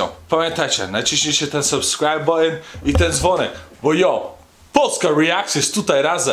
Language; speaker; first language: Polish; early bilingual, heritage; Polish